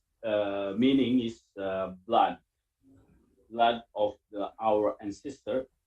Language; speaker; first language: English; non-native, learner; Indonesian